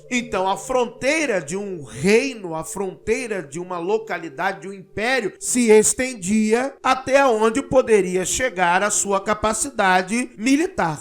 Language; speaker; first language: Portuguese; native; Portuguese